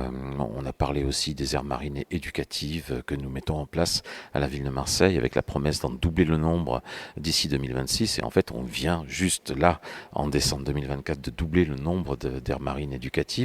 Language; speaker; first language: French; native; French